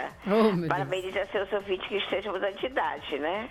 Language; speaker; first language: Portuguese; native; Portuguese